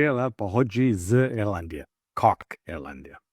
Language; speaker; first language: Polish; non-native, learner; English